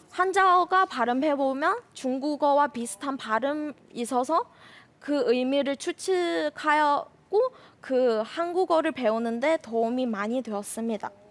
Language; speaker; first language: Korean; non-native, fluent; Chinese